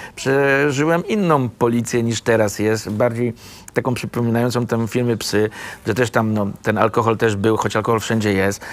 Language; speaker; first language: Polish; native; Polish